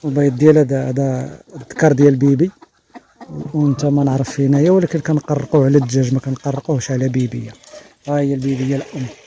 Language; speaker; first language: Arabic; native; Arabic